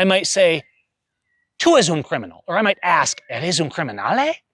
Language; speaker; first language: Spanish; non-native, learner; English